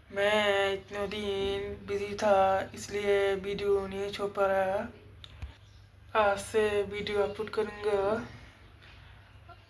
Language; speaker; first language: Hindi; non-native, learner; Bangla